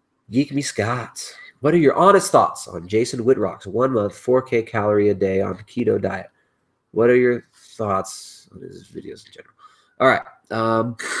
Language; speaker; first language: English; native; English